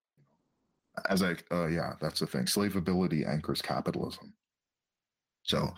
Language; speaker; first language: English; native; English